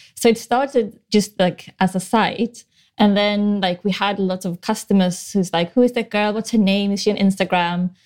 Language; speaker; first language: English; non-native, fluent; Swedish